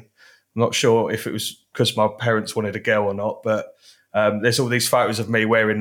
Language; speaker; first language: English; native; English